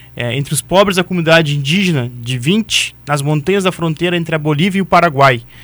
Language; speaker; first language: Portuguese; native; Portuguese